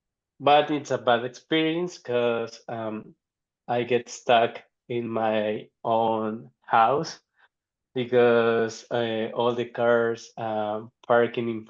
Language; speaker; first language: English; non-native, learner; Spanish